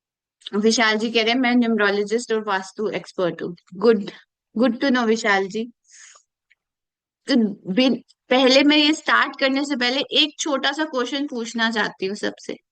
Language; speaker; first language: Hindi; native; Hindi